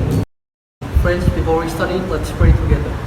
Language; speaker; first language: English; non-native, learner; Indonesian